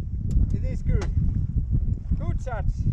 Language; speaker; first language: English; non-native, learner; Finnish